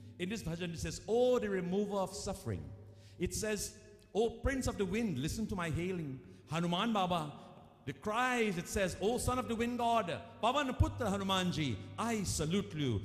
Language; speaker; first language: English; native; English